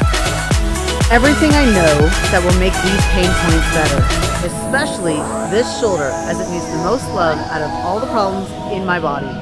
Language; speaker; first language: English; native; English